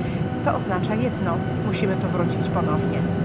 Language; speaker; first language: Polish; native; Polish